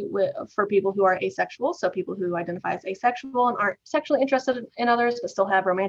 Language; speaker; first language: English; native; English